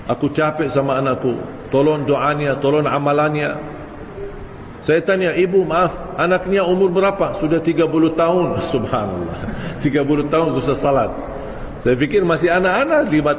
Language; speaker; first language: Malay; non-native, fluent; Arabic